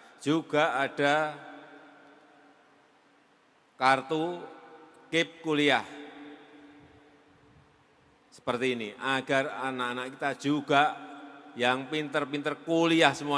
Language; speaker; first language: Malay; non-native, local second language; Javanese